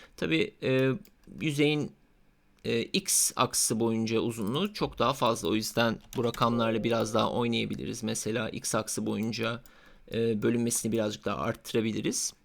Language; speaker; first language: Turkish; native; Turkish